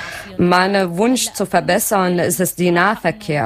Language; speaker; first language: German; non-native, local second language; Arabic